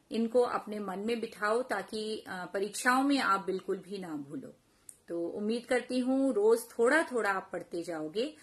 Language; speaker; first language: Hindi; non-native, local second language; Punjabi